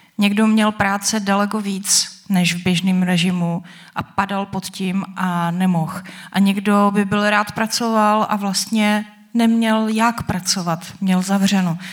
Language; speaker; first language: Czech; native; Czech